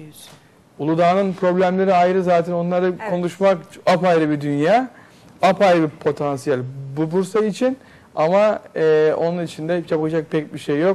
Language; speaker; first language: Turkish; native; Turkish